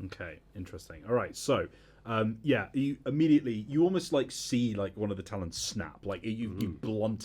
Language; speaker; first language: English; native; English